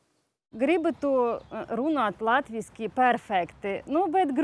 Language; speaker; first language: Latvian; non-native, learner; Ukrainian